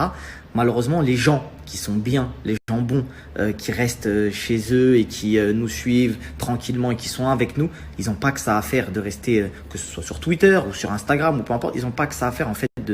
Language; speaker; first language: French; native; French